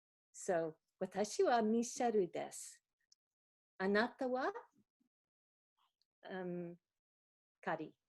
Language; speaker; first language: Japanese; non-native, fluent; English